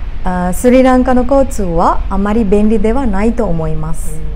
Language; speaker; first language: Japanese; non-native, learner; Sinhala